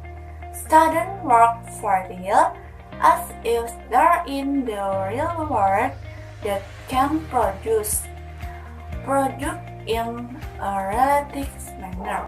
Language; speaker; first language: English; non-native, learner; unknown